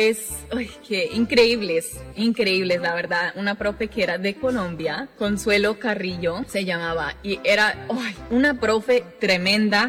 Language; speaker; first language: Spanish; non-native, fluent; English